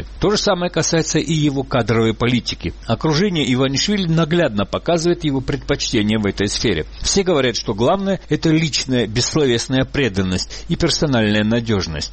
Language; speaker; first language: Russian; native; Russian